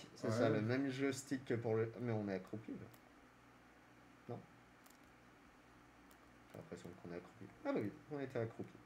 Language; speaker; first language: French; native; French